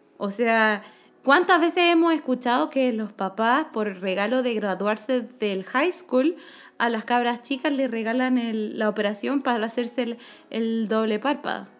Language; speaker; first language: Spanish; native; Spanish